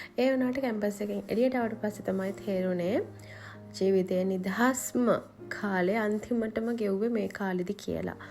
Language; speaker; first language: Sinhala; native; Sinhala